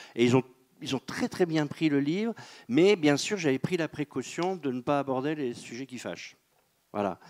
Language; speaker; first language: French; native; French